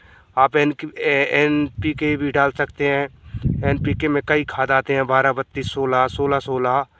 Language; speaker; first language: Hindi; native; Hindi